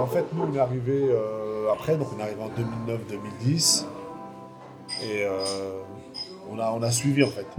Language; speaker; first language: French; native; French